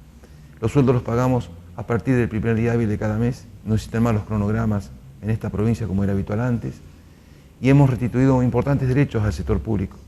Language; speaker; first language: Spanish; native; Spanish